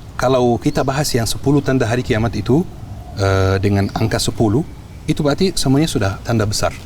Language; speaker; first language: Indonesian; non-native, fluent; Arabic